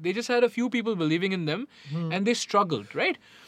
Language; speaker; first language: English; non-native, local second language; Hindi